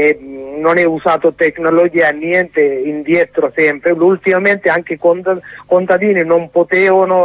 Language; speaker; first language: Italian; non-native, learner; Sinhala